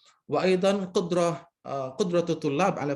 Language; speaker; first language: Arabic; non-native, fluent; Indonesian